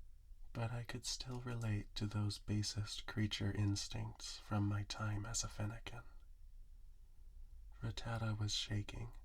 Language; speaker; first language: English; native; English